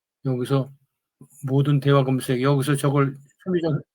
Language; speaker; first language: Korean; native; Korean